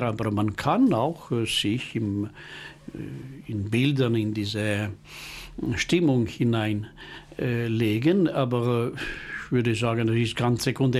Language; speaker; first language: German; non-native, local second language; French